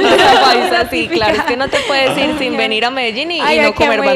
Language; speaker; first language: Spanish; native; Spanish